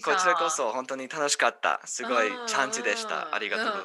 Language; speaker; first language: Japanese; non-native, learner; English